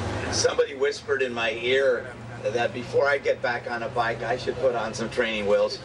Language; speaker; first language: English; native; English